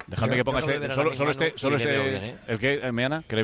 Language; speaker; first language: Spanish; native; Spanish